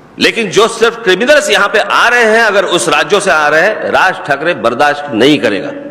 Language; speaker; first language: Hindi; non-native, local second language; Marathi